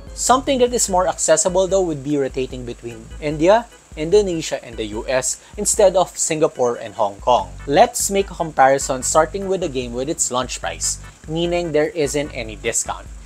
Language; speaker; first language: English; non-native, local second language; Filipino